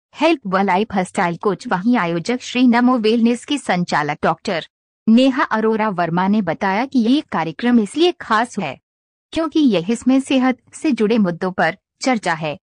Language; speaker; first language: Hindi; native; Hindi